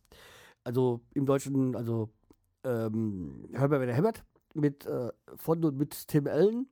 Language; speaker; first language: German; native; German